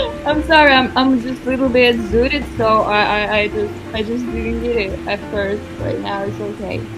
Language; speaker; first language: English; non-native, fluent; Kazakh